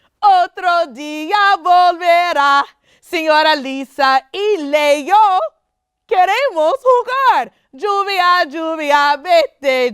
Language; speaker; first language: Spanish; non-native, fluent; English